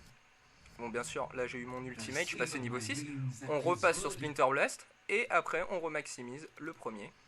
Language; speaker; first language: French; native; French